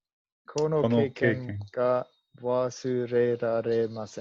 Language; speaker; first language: Japanese; non-native, learner; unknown